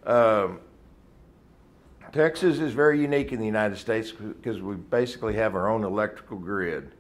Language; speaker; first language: English; native; English